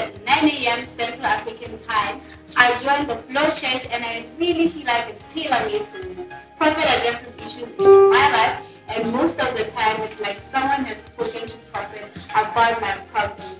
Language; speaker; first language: English; non-native, local second language; Tswana